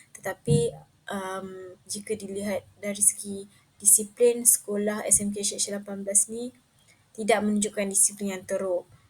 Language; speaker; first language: Malay; native; Malay